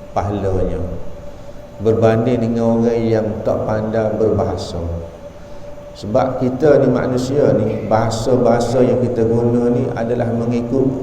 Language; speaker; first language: Malay; native; Malay